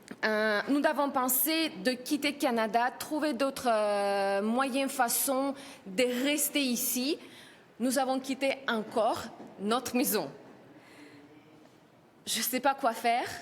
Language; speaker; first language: French; non-native, learner; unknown